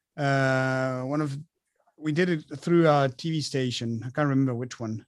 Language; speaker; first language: English; non-native, fluent; Spanish